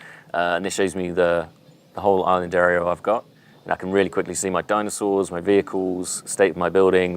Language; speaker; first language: English; native; English